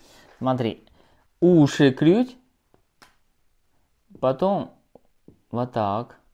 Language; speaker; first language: Russian; non-native, learner; Chinese